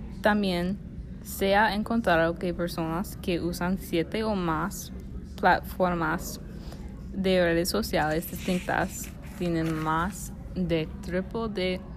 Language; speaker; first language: Spanish; non-native, learner; English